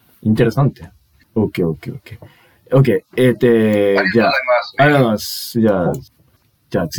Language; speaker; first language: Spanish; non-native, learner; Japanese